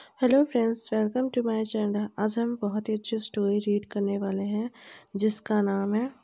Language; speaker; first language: Hindi; native; Hindi